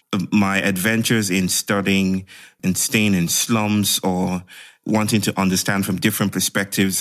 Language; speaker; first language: English; non-native, local second language; Yoruba